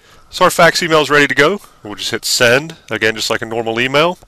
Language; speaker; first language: English; native; English